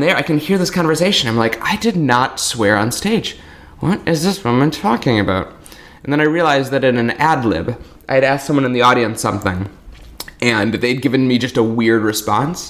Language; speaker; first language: English; native; English